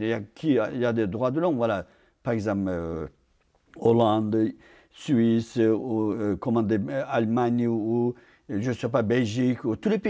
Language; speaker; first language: French; non-native, fluent; Turkish